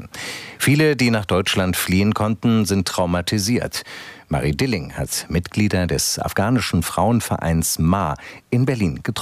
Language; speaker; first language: German; native; German